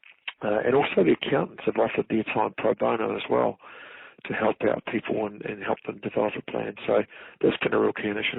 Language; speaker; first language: English; native; English